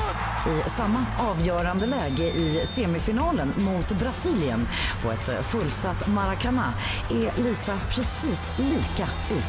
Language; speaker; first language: Swedish; native; Swedish